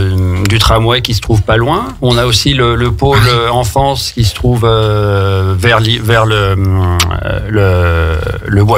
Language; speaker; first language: French; native; French